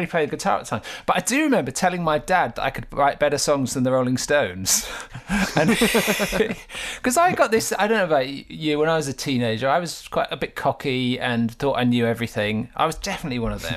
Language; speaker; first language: English; native; English